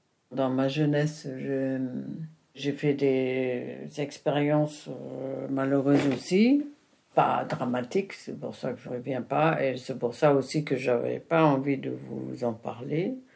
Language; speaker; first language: French; non-native, fluent; German